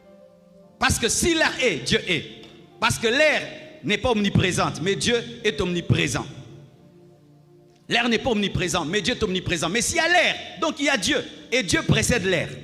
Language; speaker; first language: French; non-native, local second language; Lingala